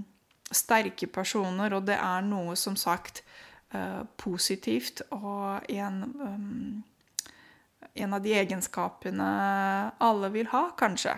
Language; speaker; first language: Norwegian; non-native, fluent; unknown